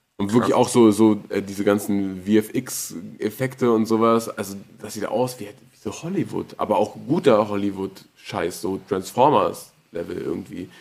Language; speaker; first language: German; native; German